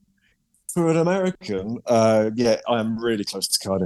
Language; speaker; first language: English; native; English